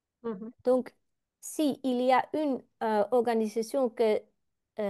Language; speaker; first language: French; non-native, learner; Dutch